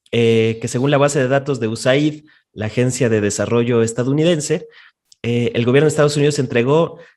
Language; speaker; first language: Spanish; native; Spanish